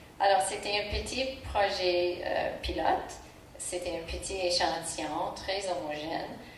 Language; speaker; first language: French; non-native, local second language; English